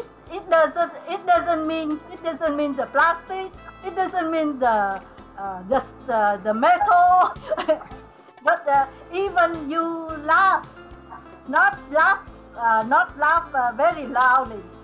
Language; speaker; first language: English; non-native, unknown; Vietnamese